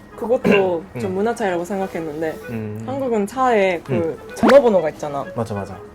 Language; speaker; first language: Korean; non-native, fluent; Japanese